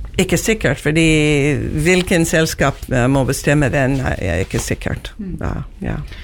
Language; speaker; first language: Norwegian; non-native, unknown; English